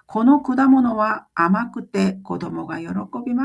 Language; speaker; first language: Japanese; non-native, fluent; Korean